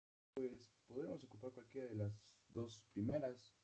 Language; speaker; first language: Spanish; native; Spanish